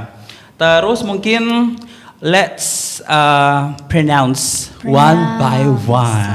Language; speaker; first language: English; non-native, learner; Indonesian